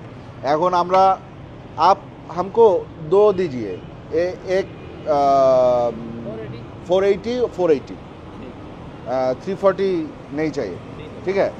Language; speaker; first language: Hindi; non-native, fluent; Bangla